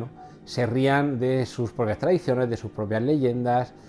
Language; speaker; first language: Spanish; native; Spanish